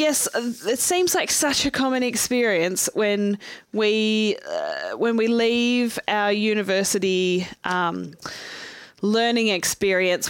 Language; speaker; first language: English; native; English